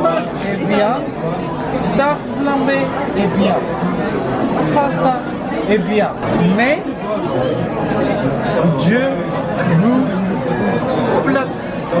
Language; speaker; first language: French; non-native, learner; Korean